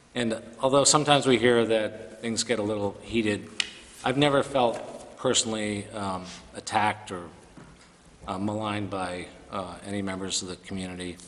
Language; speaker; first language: English; native; English